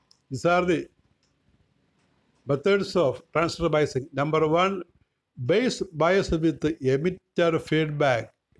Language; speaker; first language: English; non-native, local second language; Malayalam